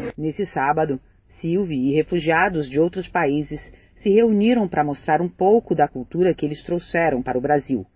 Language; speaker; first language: Portuguese; native; Portuguese